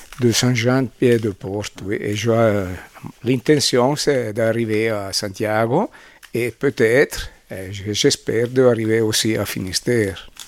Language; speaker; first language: French; non-native, fluent; Italian